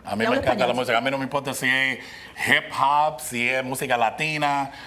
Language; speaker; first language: Spanish; early bilingual, other home language; English